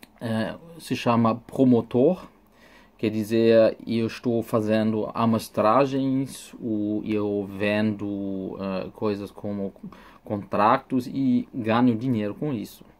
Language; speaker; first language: Portuguese; non-native, fluent; German